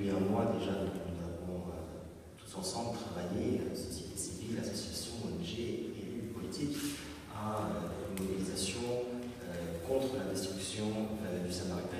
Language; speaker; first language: French; native; French